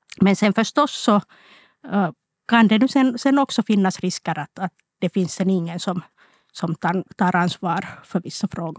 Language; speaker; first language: Swedish; non-native, local second language; Finnish